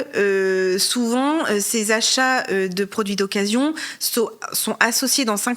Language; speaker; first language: French; native; French